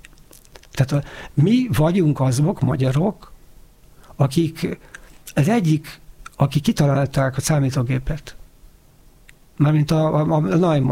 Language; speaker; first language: Hungarian; native; Hungarian